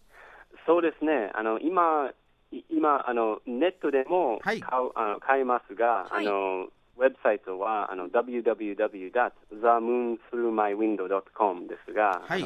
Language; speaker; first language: Japanese; non-native, fluent; English